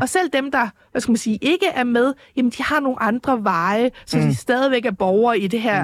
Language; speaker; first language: Danish; native; Danish